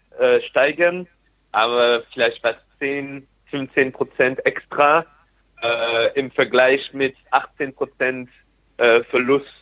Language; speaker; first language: German; non-native, local second language; French